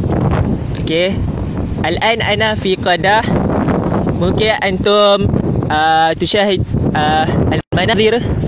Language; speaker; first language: Arabic; non-native, learner; Indonesian